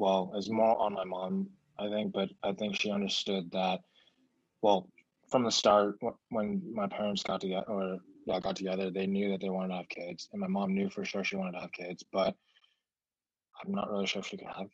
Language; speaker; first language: English; early bilingual, other home language; Chinese